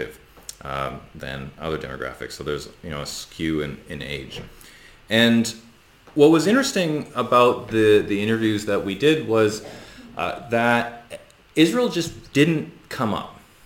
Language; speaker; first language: English; native; English